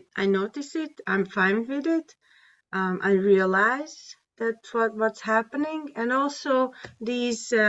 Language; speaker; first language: English; non-native, fluent; Hungarian